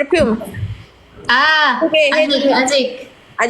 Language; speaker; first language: Korean; non-native, learner; Filipino